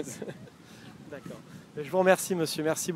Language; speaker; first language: French; native; French